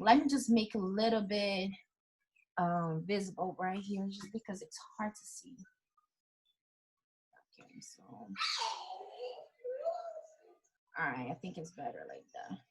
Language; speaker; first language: English; non-native, fluent; Portuguese